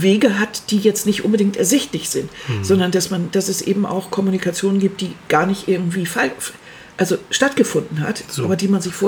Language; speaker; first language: German; native; German